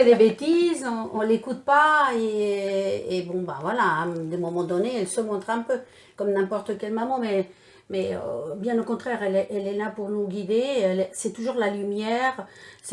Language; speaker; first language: French; non-native, fluent; Spanish